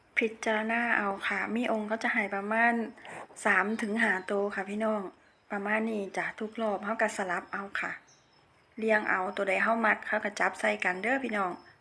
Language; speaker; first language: Thai; native; Thai